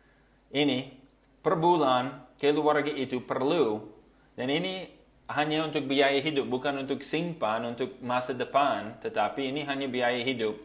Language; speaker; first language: Indonesian; non-native, fluent; English